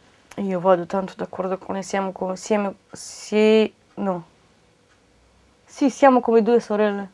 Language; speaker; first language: Italian; non-native, fluent; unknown